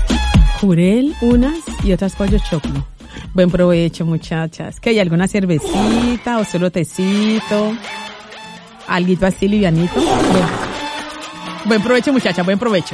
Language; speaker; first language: Spanish; native; Spanish